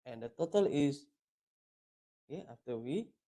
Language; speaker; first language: English; non-native, local second language; Malay